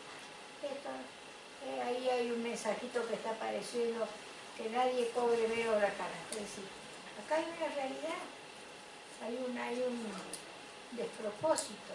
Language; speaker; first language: Spanish; native; Spanish